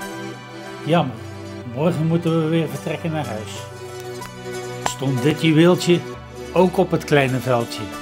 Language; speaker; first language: Dutch; native; Dutch